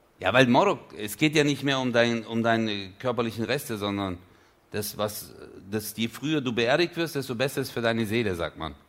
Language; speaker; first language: German; early bilingual, other home language; Turkish